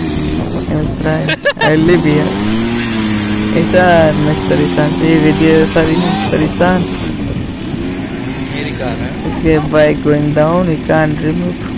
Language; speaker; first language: English; non-native, learner; Nepali